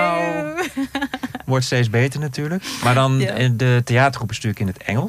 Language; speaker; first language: Dutch; native; Dutch